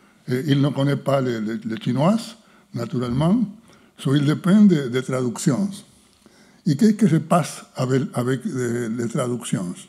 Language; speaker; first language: French; non-native, fluent; Spanish